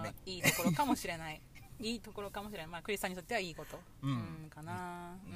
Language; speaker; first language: Japanese; native; Japanese